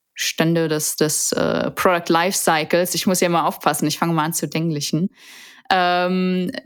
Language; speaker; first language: German; native; German